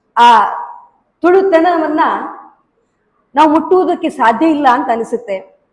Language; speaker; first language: Kannada; non-native, local second language; Tulu